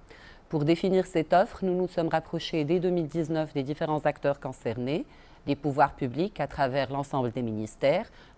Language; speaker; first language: French; non-native, local second language; Arabic